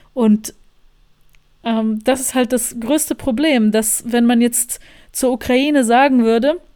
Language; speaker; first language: German; non-native, fluent; Bosnian